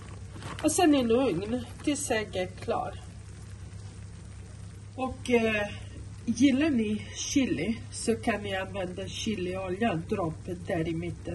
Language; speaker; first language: Swedish; non-native, fluent; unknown